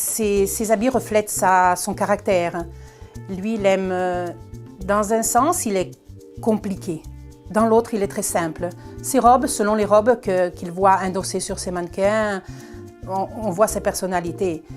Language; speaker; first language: French; non-native, local second language; Italian